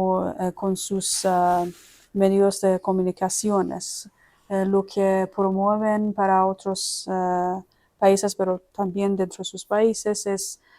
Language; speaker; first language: Spanish; non-native, fluent; Persian